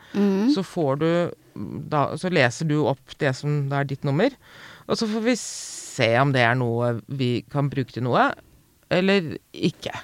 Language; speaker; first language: Norwegian; native; Norwegian